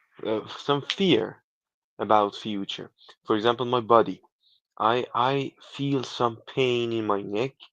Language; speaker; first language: English; non-native, learner; Persian